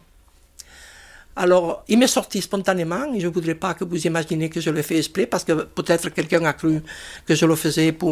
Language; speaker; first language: French; non-native, fluent; Catalan